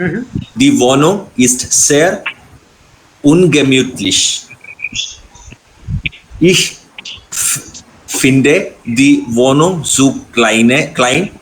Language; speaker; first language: German; non-native, learner; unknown